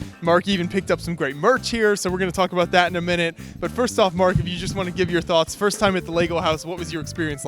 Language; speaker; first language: English; native; English